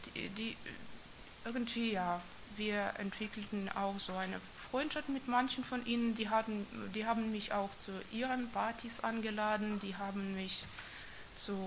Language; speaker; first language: German; non-native, fluent; Russian